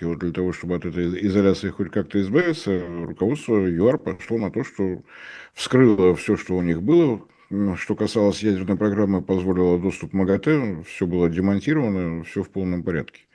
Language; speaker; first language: Russian; native; Russian